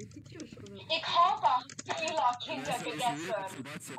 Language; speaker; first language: German; non-native, learner; English